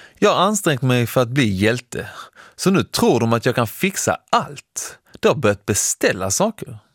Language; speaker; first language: Swedish; early bilingual, other home language; Persian